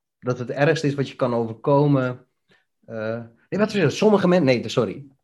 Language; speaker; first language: Dutch; early bilingual, other home language; Bosnian